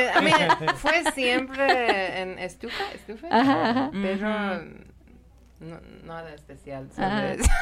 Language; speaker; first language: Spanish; non-native, learner; Persian